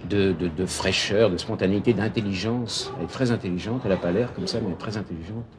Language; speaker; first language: French; native; French